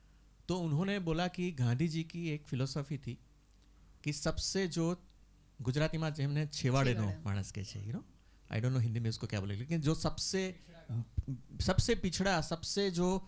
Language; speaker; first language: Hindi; non-native, local second language; Gujarati